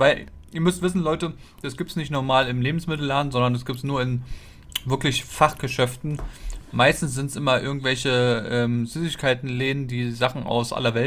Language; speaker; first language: German; native; German